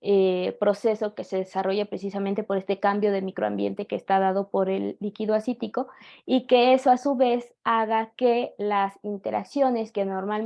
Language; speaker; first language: Spanish; native; Spanish